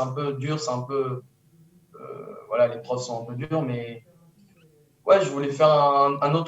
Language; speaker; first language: French; early bilingual, heritage; French